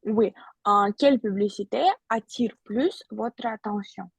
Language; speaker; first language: French; non-native, fluent; Russian